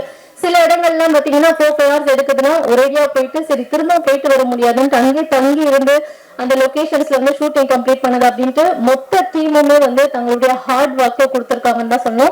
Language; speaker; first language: Tamil; native; Tamil